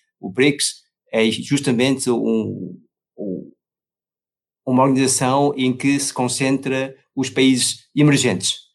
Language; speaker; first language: Portuguese; non-native, fluent; Chinese